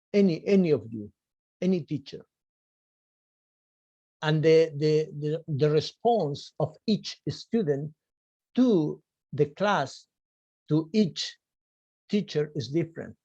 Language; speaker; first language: English; non-native, fluent; Spanish